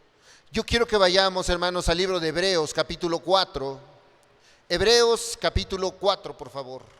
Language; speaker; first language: Spanish; native; Spanish